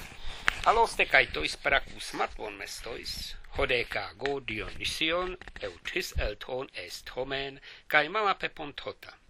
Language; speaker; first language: Greek; non-native, fluent; English